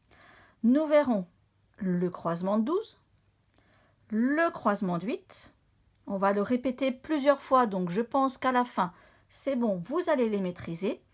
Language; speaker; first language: French; native; French